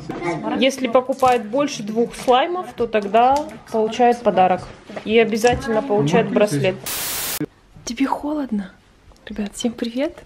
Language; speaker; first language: Russian; native; Russian